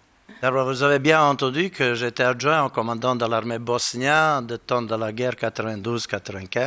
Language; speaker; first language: French; non-native, learner; Bosnian